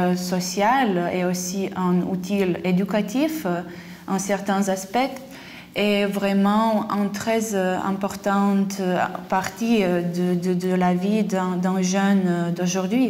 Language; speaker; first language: French; non-native, fluent; Lithuanian